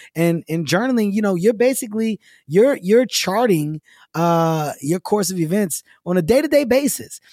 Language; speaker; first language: English; native; English